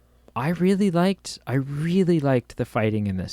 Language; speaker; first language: English; native; English